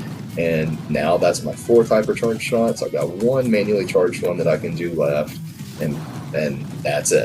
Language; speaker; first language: English; native; English